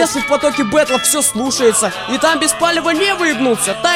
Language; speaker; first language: Russian; native; Russian